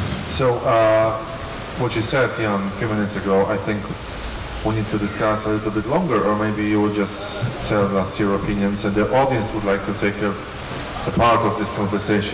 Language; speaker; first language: English; non-native, fluent; Polish